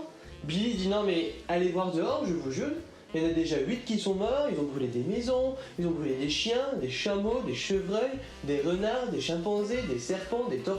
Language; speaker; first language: French; native; French